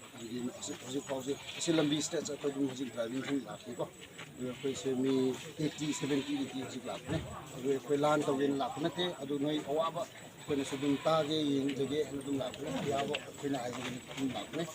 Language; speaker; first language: Manipuri; non-native, local second language; Rongmei Naga